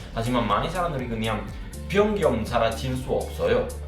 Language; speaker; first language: Korean; non-native, learner; Spanish